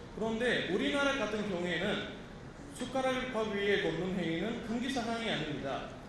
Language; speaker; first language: Korean; non-native, fluent; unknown